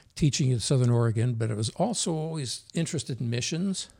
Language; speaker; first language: English; early bilingual, other home language; Norwegian